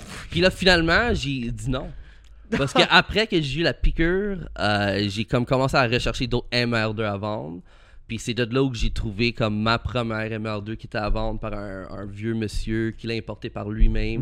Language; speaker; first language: French; early bilingual, heritage; French